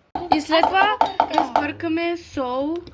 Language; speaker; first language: Bulgarian; early bilingual, heritage; Bulgarian